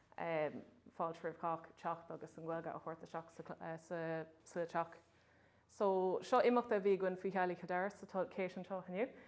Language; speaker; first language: Irish; non-native, local second language; English